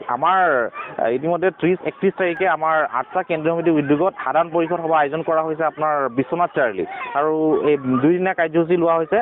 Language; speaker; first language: Assamese; non-native, local second language; Sadri